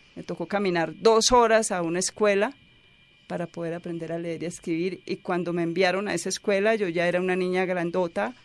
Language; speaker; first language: Spanish; native; Spanish